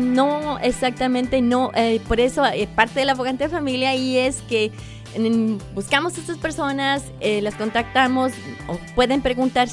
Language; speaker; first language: Spanish; native; Spanish